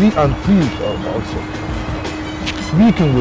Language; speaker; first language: English; non-native, learner; Arabic